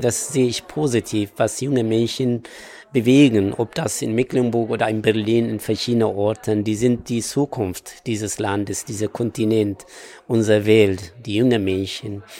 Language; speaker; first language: German; non-native, fluent; Amharic